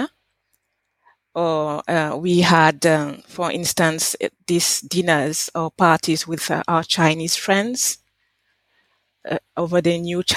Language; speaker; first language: English; non-native, fluent; French